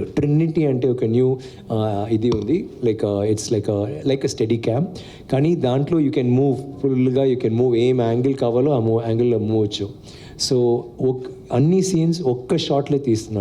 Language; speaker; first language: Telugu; non-native, learner; Tamil